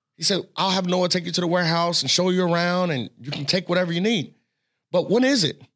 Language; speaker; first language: English; native; English